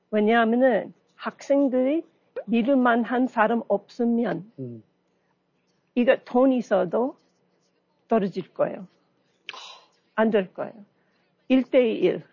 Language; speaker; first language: Korean; non-native, learner; English